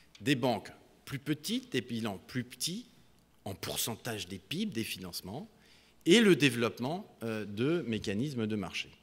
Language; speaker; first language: French; native; French